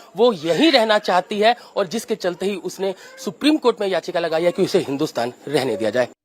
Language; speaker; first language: Hindi; native; Hindi